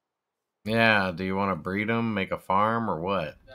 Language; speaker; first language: English; native; English